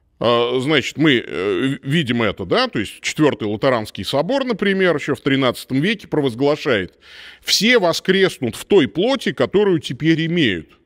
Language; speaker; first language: Russian; native; Russian